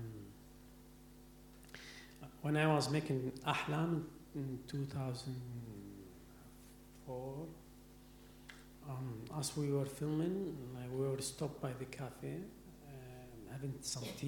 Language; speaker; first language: English; non-native, learner; Arabic